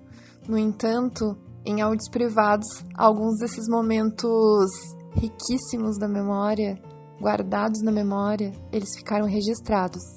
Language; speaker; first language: Portuguese; native; Portuguese